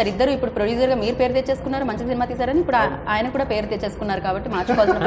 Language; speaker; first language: Telugu; native; Telugu